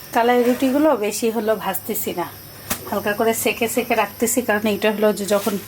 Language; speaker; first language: Bangla; native; Bangla